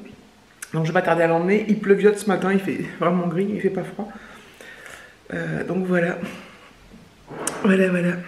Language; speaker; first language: French; native; French